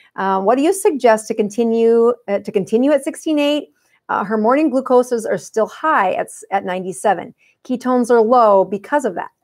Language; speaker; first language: English; native; English